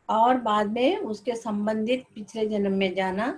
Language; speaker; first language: Hindi; non-native, local second language; Telugu